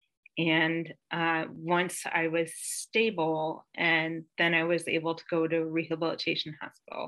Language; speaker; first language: English; native; English